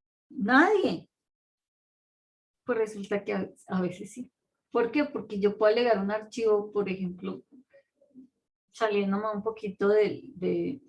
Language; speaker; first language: Spanish; native; Spanish